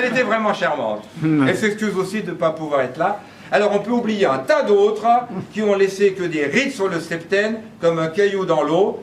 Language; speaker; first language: French; native; French